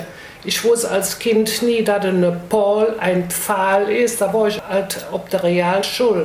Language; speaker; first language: German; native; German